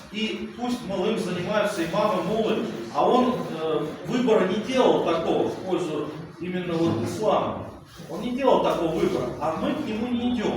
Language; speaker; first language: Russian; native; Russian